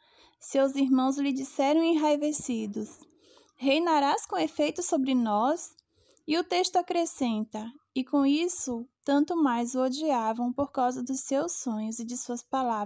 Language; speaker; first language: Portuguese; native; Portuguese